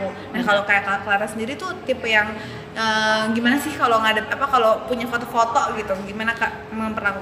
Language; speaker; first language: Indonesian; native; Indonesian